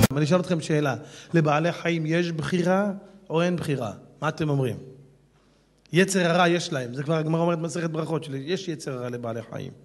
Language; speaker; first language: Hebrew; native; Hebrew